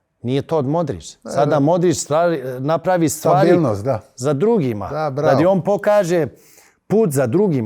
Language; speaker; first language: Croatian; early bilingual, heritage; Bosnian